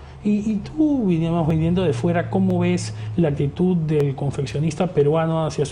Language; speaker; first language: Spanish; native; Spanish